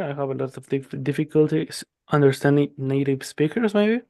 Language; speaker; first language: English; non-native, learner; Spanish